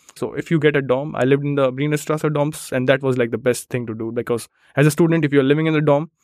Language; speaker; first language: English; non-native, local second language; Hindi